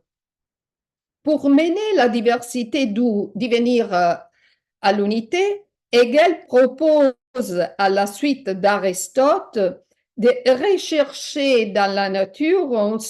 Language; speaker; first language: French; non-native, fluent; Italian